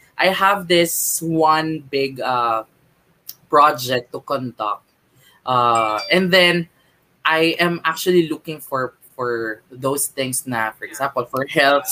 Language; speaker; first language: English; non-native, local second language; Filipino